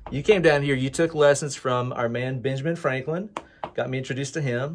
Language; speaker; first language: English; native; English